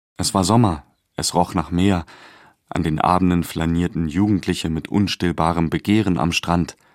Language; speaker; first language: German; native; German